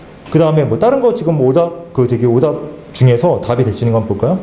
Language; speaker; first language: Korean; native; Korean